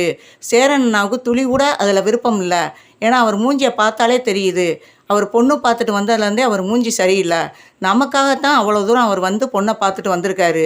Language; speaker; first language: Tamil; native; Tamil